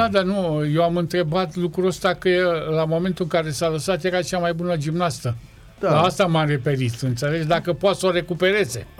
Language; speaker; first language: Romanian; native; Romanian